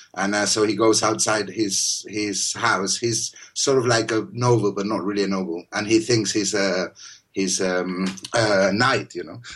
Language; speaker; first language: English; non-native, fluent; Spanish